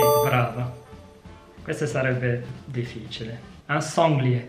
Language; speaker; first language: Italian; non-native, fluent; English